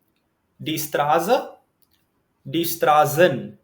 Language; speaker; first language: German; non-native, learner; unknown